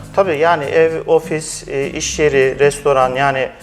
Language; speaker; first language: Turkish; native; Turkish